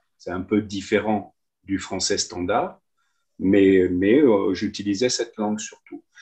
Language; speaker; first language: French; native; French